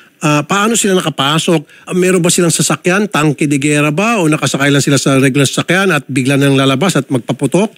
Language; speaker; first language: Filipino; native; Filipino